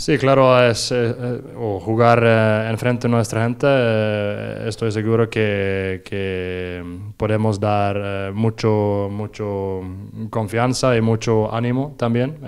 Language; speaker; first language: Spanish; non-native, learner; Norwegian